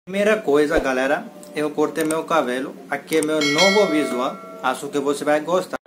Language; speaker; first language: Portuguese; non-native, learner; Hindi